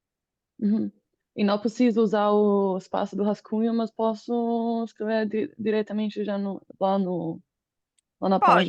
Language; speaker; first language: Portuguese; non-native, fluent; German